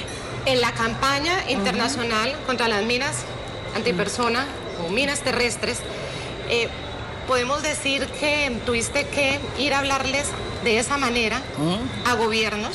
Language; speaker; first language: Spanish; native; Spanish